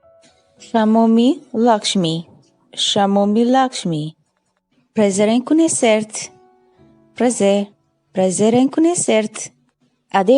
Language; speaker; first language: Portuguese; non-native, fluent; Nepali